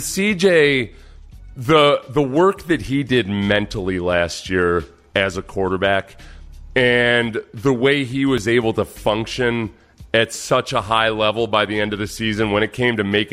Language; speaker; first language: English; native; English